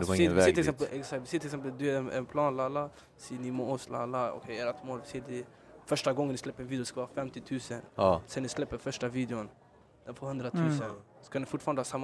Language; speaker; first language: Swedish; early bilingual, other home language; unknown